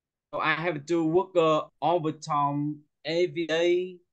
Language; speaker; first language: English; non-native, local second language; Vietnamese